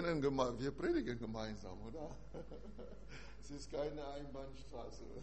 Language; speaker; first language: German; non-native, learner; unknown